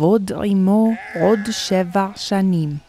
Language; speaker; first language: Hebrew; non-native, fluent; Korean